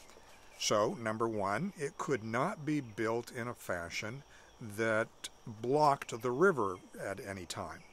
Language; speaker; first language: English; native; English